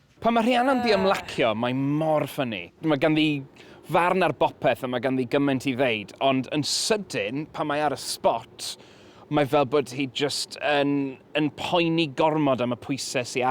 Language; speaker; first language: Welsh; native; Welsh